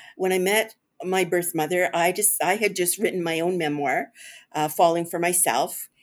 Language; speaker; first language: English; native; English